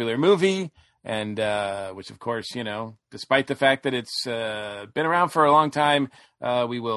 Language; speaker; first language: English; native; English